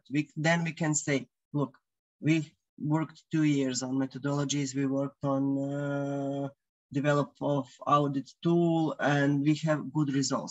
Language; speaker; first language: English; non-native, fluent; Croatian